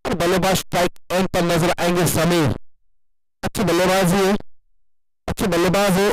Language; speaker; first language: Hindi; non-native, local second language; Marathi